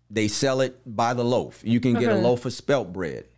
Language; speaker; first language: English; native; English